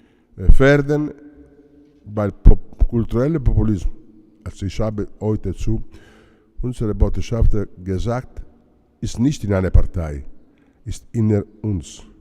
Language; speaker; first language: German; non-native, learner; Italian